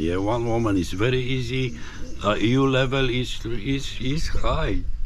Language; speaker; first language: English; non-native, learner; Polish